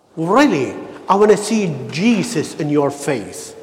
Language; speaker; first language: English; non-native, learner; Arabic